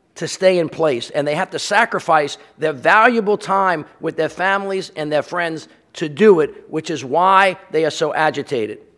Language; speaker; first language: English; native; English